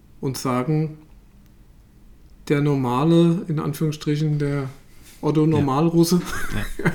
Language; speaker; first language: German; native; German